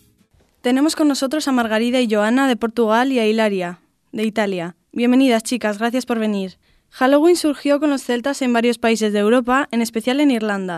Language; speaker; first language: Spanish; native; Spanish